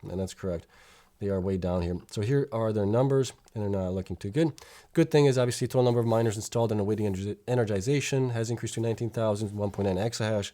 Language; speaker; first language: English; native; English